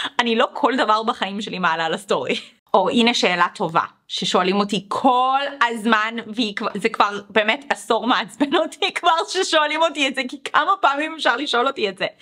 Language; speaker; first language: Hebrew; early bilingual, other home language; English